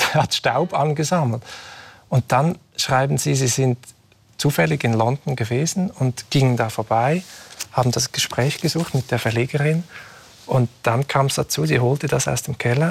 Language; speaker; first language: German; native; German